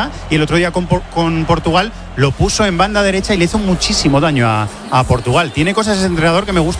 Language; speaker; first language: Spanish; native; Spanish